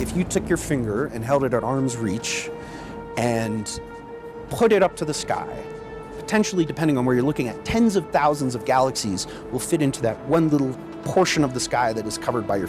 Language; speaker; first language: English; native; English